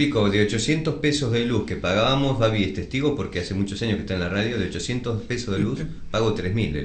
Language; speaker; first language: Spanish; native; Spanish